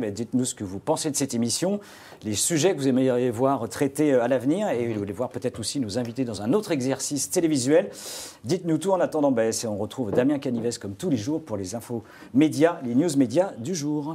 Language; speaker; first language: French; native; French